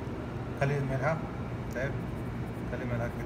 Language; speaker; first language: Arabic; non-native, learner; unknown